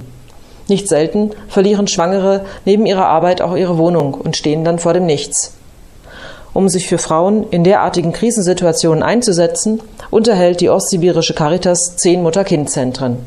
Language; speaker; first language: German; native; German